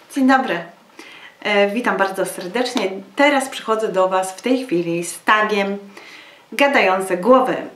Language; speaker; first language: Polish; native; Polish